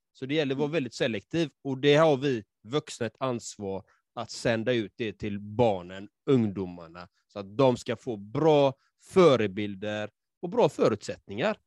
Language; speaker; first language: Swedish; native; Swedish